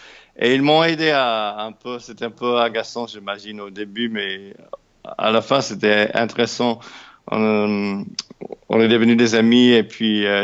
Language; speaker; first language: French; non-native, fluent; English